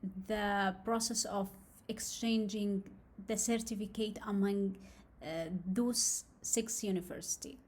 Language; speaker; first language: English; non-native, learner; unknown